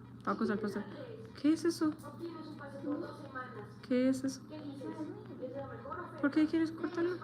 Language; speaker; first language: Spanish; non-native, learner; English